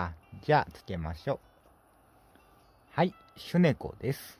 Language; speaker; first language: Japanese; native; Japanese